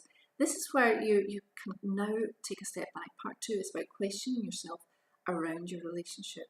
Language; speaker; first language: English; native; English